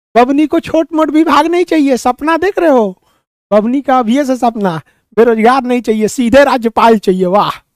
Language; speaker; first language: Hindi; native; Hindi